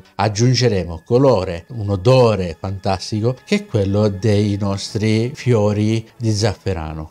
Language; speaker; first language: Italian; native; Italian